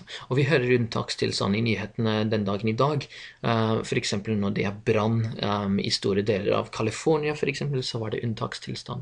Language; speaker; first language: Norwegian; non-native, fluent; English